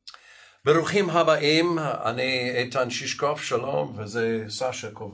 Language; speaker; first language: Hebrew; non-native, fluent; English